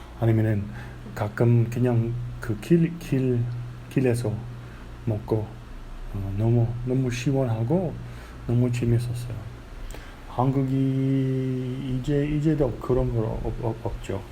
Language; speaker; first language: Korean; non-native, learner; English